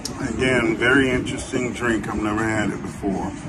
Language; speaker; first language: English; native; English